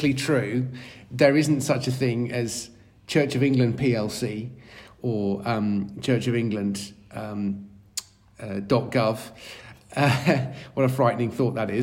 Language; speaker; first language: English; native; English